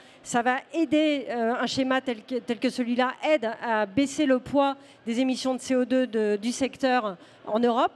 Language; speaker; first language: French; native; French